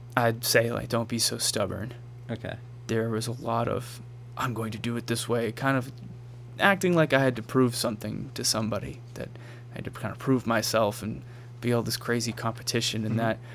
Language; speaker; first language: English; native; English